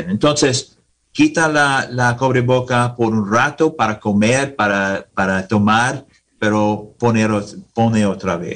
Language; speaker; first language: Spanish; non-native, learner; English